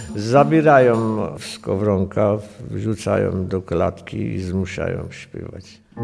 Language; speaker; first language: Polish; non-native, fluent; Armenian